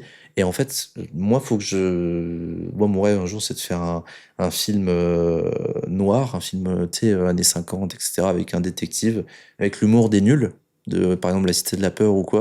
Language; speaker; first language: French; native; French